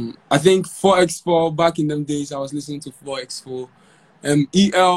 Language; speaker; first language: English; non-native, local second language; Akan